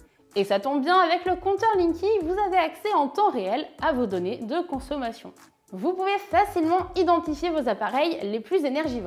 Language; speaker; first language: French; native; French